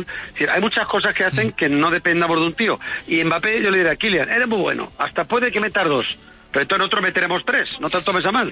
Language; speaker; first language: Spanish; native; Spanish